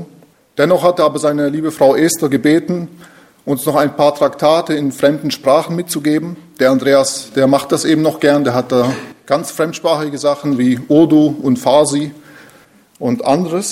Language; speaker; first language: German; native; German